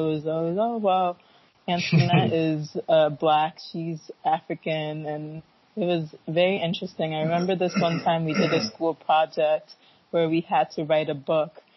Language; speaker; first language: English; early bilingual, other home language; Akan